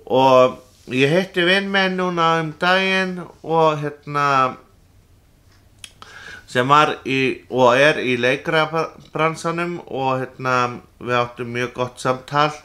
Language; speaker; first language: Icelandic; non-native, fluent; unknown